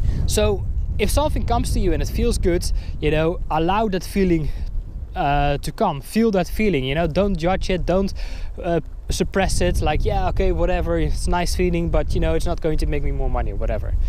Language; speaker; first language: English; non-native, fluent; Dutch